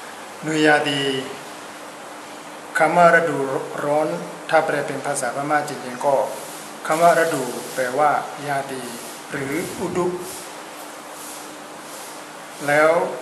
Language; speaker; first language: Thai; non-native, fluent; Burmese